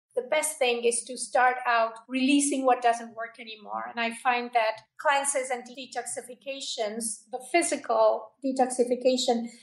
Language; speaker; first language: English; non-native, fluent; Spanish